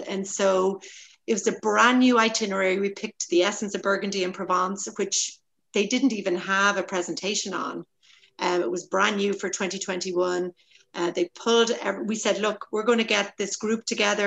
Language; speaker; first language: English; native; English